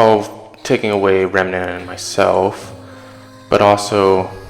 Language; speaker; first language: English; native; English